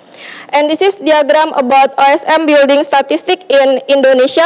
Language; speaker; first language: English; non-native, learner; Indonesian